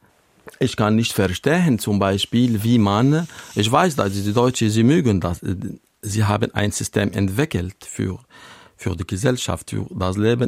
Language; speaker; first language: German; non-native, learner; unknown